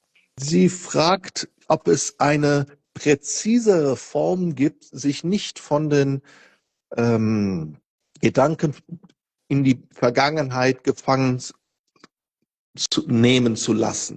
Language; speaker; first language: German; non-native, fluent; Portuguese